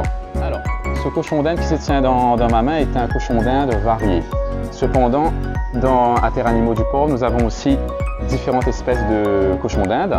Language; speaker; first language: French; native; French